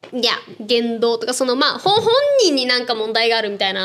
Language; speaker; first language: Japanese; native; Japanese